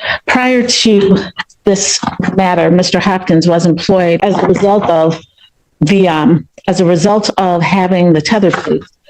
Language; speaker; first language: English; native; English